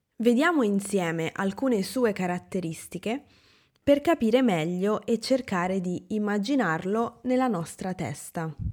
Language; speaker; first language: Italian; native; Italian